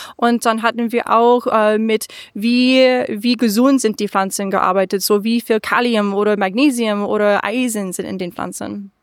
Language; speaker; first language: German; non-native, learner; English